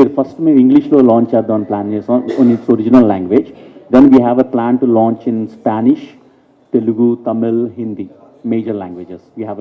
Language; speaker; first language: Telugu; early bilingual, heritage; English